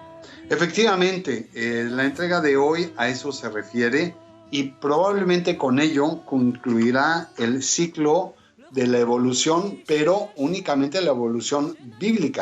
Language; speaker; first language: Spanish; native; Spanish